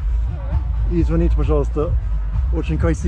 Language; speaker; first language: Russian; non-native, learner; English